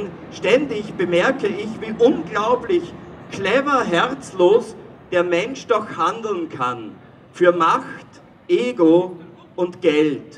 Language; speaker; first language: German; native; German